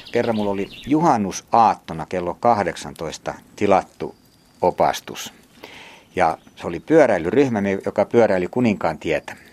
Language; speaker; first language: Finnish; native; Finnish